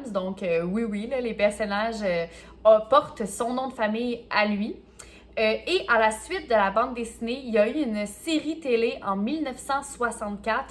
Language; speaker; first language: French; native; French